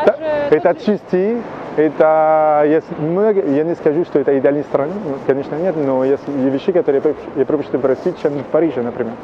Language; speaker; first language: Russian; non-native, learner; French